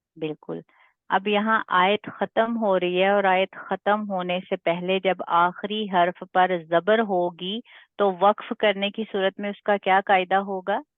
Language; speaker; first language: Urdu; native; Urdu